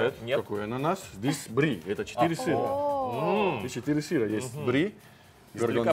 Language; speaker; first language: Russian; non-native, fluent; Italian